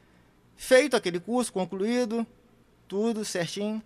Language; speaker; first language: Portuguese; native; Portuguese